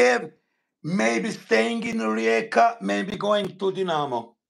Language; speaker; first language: English; non-native, learner; Bosnian